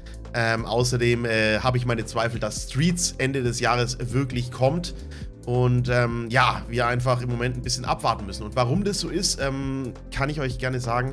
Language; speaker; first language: German; native; German